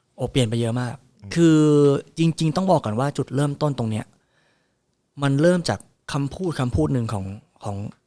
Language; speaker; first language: Thai; native; Thai